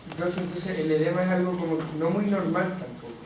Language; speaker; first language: Spanish; native; Spanish